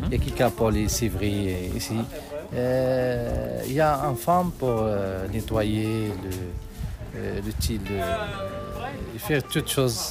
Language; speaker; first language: French; non-native, learner; Arabic